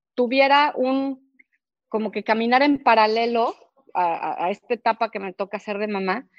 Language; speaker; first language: Spanish; native; Spanish